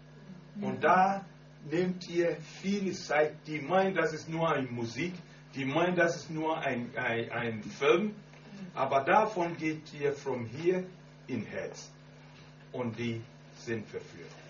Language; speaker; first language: German; non-native, learner; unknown